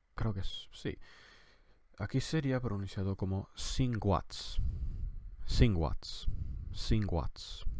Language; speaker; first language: Spanish; non-native, fluent; English